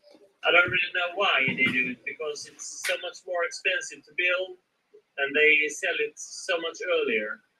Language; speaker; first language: English; non-native, fluent; Swedish